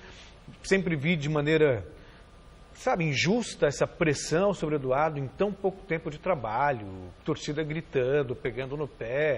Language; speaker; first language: Portuguese; native; Portuguese